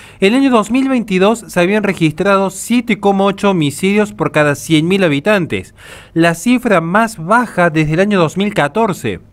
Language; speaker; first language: Spanish; native; Spanish